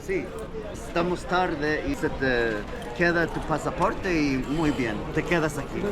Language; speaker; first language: Spanish; non-native, fluent; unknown